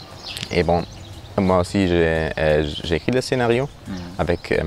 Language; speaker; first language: French; non-native, learner; German